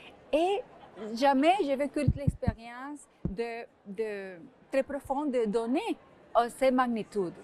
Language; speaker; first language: French; non-native, fluent; Spanish